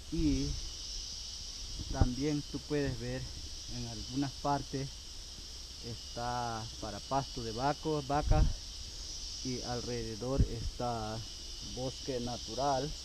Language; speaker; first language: Spanish; non-native, local second language; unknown